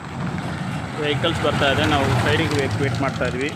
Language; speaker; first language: Kannada; non-native, local second language; Urdu